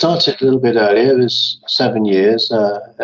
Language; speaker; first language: English; native; English